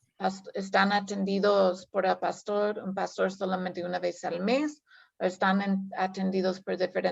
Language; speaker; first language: Spanish; non-native, fluent; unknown